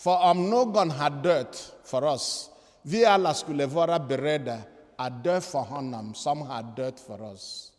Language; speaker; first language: Swedish; non-native, fluent; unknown